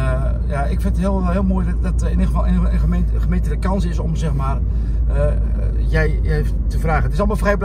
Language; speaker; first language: Dutch; native; Dutch